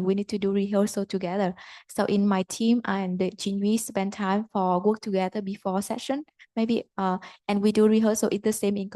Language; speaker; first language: English; non-native, learner; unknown